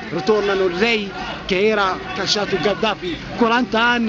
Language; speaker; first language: Italian; non-native, learner; Arabic